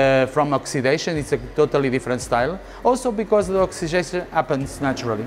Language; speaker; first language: English; non-native, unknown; Portuguese